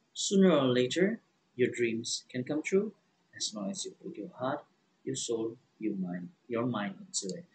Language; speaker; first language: English; non-native, local second language; Malay